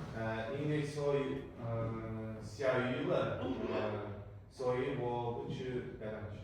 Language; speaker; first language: Chinese; non-native, learner; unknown